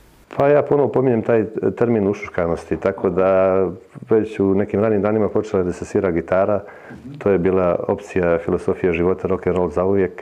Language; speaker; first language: Serbian; native; Serbian